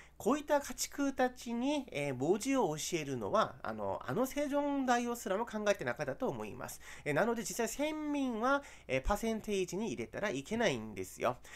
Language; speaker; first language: Japanese; non-native, fluent; Korean